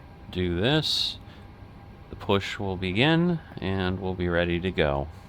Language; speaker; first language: English; native; English